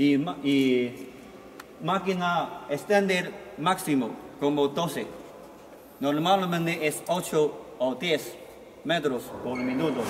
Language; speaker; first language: Spanish; non-native, learner; Chinese